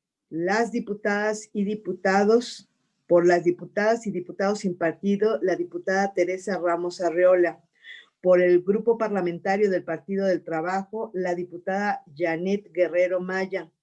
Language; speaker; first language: Spanish; native; Spanish